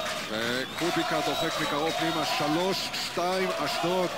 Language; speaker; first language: Hebrew; native; Hebrew